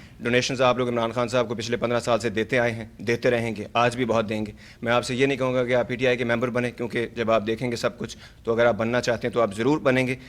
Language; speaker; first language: Urdu; non-native, local second language; Pashto